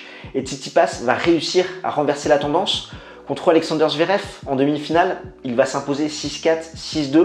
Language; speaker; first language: French; native; French